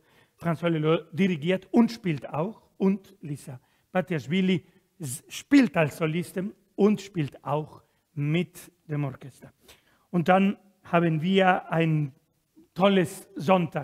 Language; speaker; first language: German; non-native, fluent; Spanish